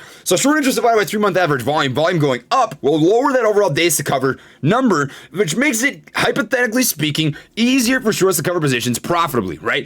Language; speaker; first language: English; native; English